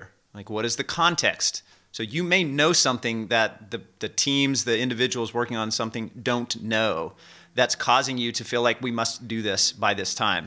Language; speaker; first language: English; native; English